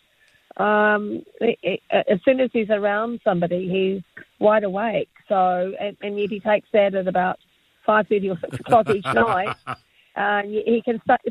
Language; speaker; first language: English; native; English